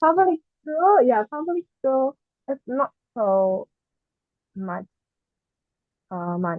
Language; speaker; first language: English; non-native, learner; Japanese